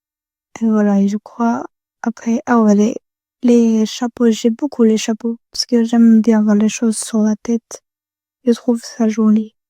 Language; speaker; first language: French; non-native, learner; Spanish